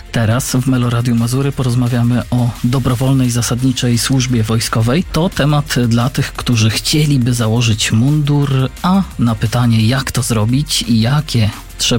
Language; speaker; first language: Polish; native; Polish